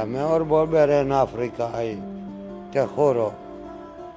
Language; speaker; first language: Spanish; non-native, learner; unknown